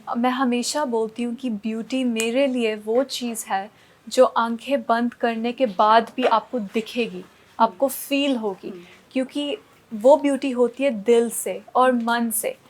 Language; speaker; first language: Hindi; non-native, local second language; Punjabi